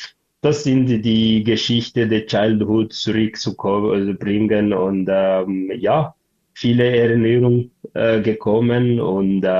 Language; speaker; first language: German; non-native, learner; Tigrinya